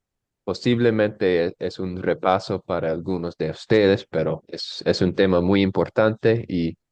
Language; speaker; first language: Spanish; non-native, fluent; English